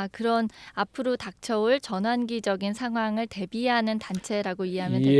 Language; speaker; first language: Korean; native; Korean